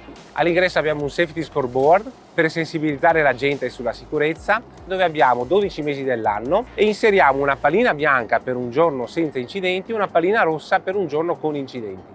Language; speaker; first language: Italian; native; Italian